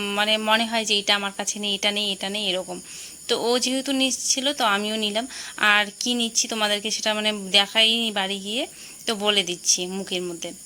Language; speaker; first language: Bangla; non-native, local second language; Rangpuri